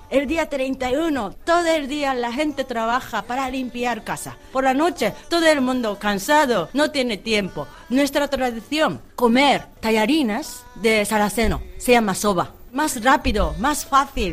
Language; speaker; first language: Spanish; non-native, fluent; Japanese